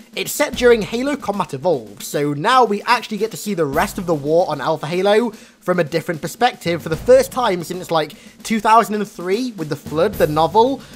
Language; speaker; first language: English; native; English